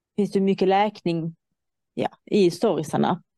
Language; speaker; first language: Swedish; non-native, fluent; Persian